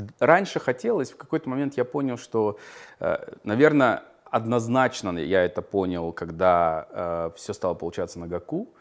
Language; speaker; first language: Russian; native; Russian